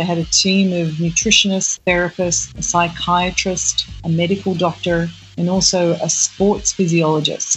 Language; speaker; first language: English; native; English